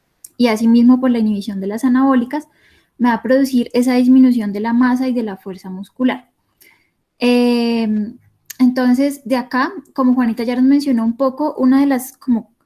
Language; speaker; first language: Spanish; native; Spanish